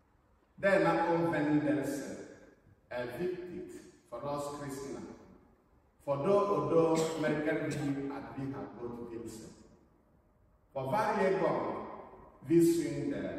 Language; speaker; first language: Swedish; non-native, fluent; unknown